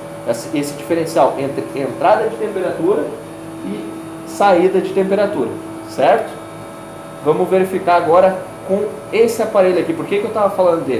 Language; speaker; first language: Portuguese; native; Portuguese